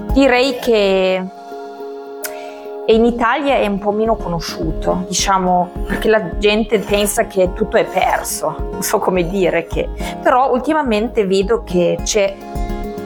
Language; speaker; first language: Italian; non-native, fluent; German